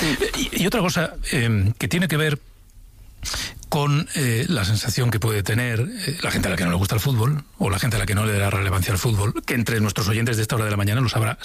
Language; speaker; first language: Spanish; native; Spanish